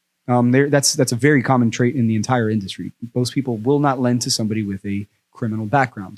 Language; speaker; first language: English; native; English